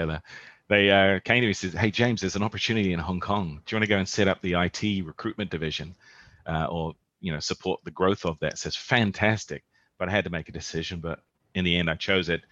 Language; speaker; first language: English; native; English